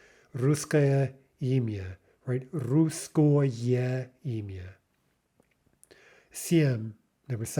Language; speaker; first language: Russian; non-native, fluent; English